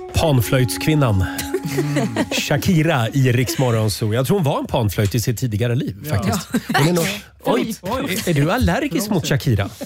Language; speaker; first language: Swedish; native; Swedish